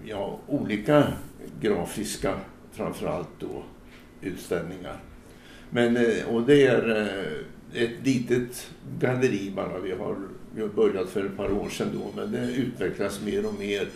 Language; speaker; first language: Swedish; native; Swedish